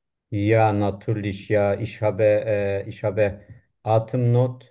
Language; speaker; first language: German; non-native, learner; Turkish